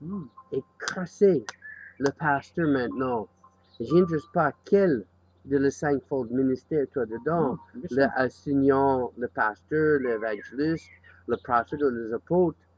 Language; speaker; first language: French; non-native, learner; English